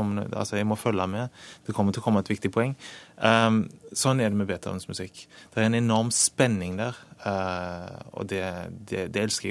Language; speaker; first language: Norwegian; native; Norwegian